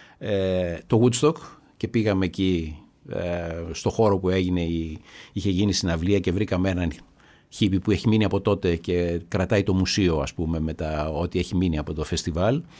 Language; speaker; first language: Greek; native; Greek